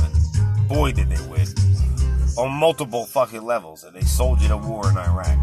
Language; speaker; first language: English; native; English